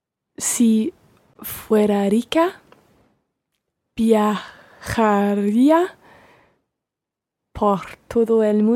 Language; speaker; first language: Spanish; non-native, learner; English